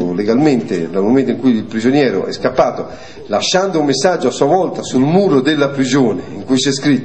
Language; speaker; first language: Italian; native; Italian